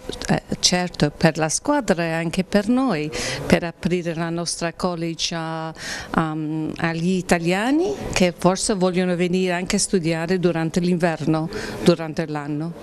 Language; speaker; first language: Italian; early bilingual, heritage; English